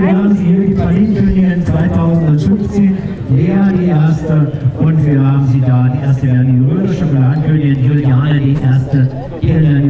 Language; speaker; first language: German; native; German